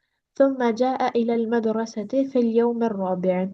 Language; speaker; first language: Arabic; non-native, learner; Albanian